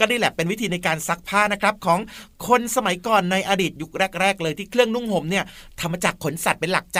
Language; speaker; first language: Thai; native; Thai